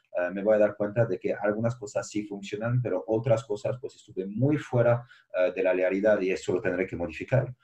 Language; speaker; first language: Spanish; non-native, fluent; French